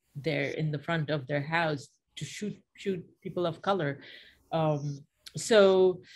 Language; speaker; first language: English; non-native, local second language; Bangla